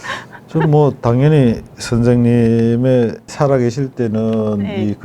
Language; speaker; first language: Korean; native; Korean